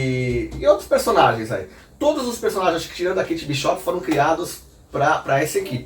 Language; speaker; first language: Portuguese; native; Portuguese